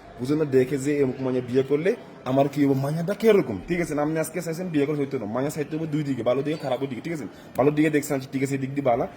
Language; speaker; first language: Bangla; non-native, learner; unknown